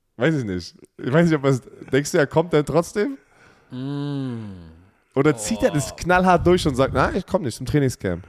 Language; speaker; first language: German; native; German